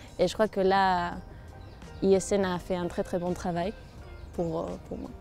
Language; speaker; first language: French; non-native, fluent; Spanish